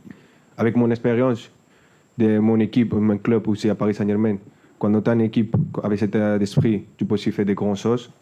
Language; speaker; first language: French; non-native, fluent; Spanish